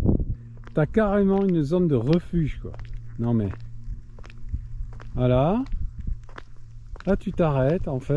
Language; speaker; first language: French; native; French